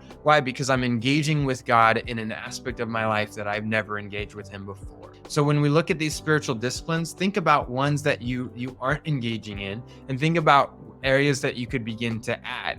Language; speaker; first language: English; native; English